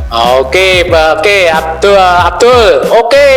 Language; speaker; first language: Indonesian; native; Indonesian